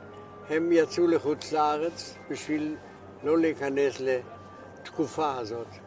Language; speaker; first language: Hebrew; non-native, fluent; German